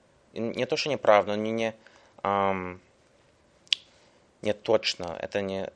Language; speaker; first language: Russian; early bilingual, heritage; English